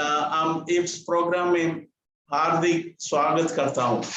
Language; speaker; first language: Hindi; non-native, local second language; Malayalam